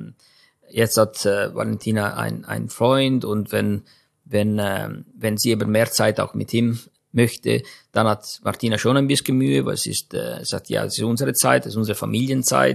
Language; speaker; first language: German; non-native, fluent; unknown